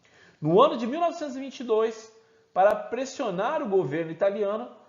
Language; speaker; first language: Portuguese; native; Portuguese